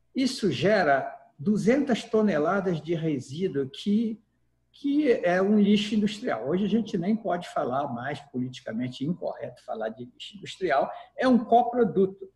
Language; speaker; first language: Portuguese; native; Portuguese